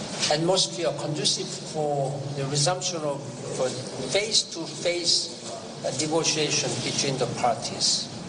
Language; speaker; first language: English; non-native, fluent; Korean